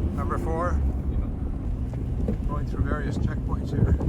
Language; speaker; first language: English; native; English